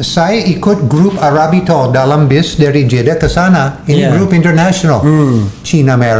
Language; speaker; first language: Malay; non-native, fluent; English